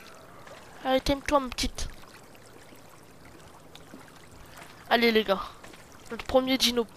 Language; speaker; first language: French; native; French